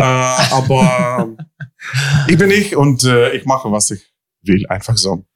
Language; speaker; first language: German; non-native, fluent; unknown